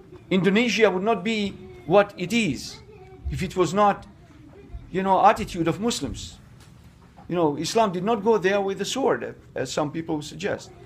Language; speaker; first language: English; non-native, fluent; Bosnian